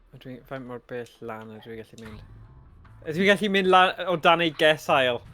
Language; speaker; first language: Welsh; native; Welsh